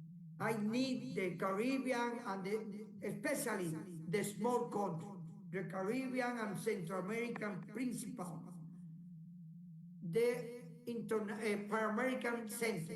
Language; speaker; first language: English; non-native, learner; Spanish